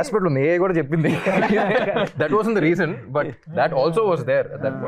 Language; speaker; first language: Telugu; native; Telugu